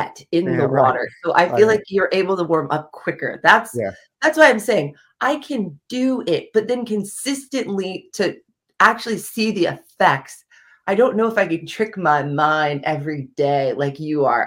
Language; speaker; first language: English; native; English